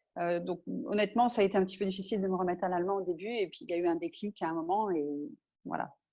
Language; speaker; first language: French; native; French